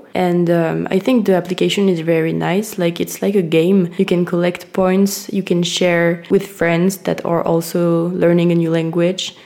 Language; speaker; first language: English; non-native, fluent; French